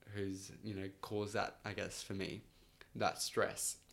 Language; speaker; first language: English; early bilingual, other home language; Spanish